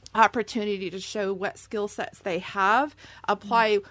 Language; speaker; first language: English; native; English